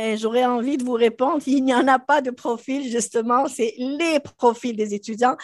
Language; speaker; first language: French; non-native, local second language; Arabic